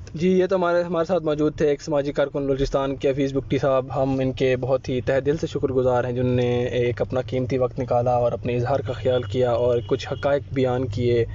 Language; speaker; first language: Urdu; native; Urdu